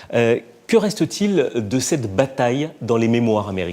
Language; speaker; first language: French; native; French